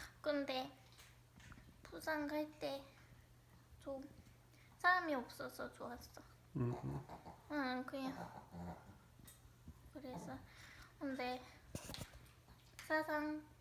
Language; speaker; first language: Korean; non-native, learner; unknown